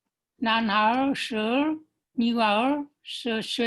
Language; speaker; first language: Chinese; non-native, learner; Indonesian